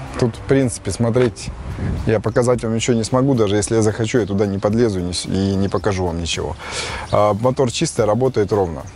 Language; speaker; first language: Russian; native; Russian